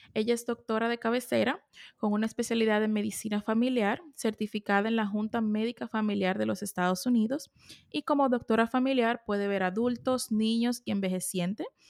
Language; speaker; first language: Spanish; native; Spanish